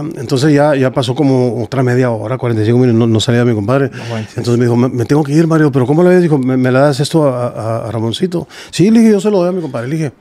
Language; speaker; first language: Spanish; early bilingual, heritage; Spanish